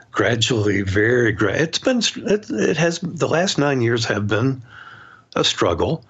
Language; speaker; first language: English; native; English